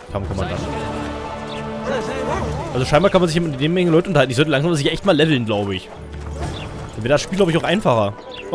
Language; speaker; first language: German; native; German